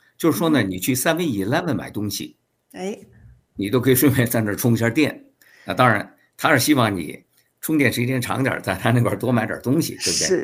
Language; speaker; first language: Chinese; native; Chinese